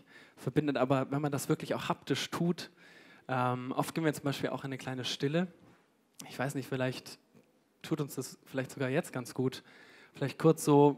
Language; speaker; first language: German; native; German